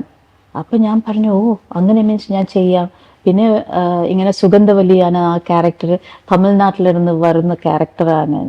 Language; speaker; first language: Malayalam; non-native, fluent; Tamil